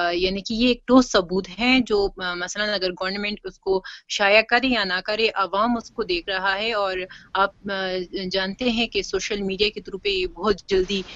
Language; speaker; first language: Urdu; non-native, fluent; Pashto